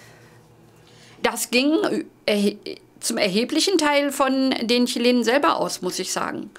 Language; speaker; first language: German; native; German